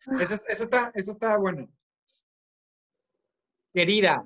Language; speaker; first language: Spanish; native; Spanish